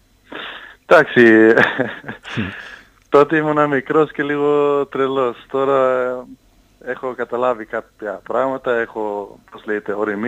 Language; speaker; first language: Greek; non-native, fluent; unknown